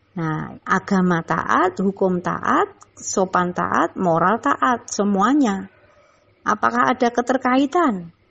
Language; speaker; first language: Indonesian; non-native, local second language; Javanese